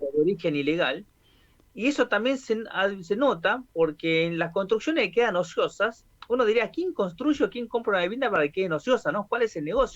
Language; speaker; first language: Spanish; native; Spanish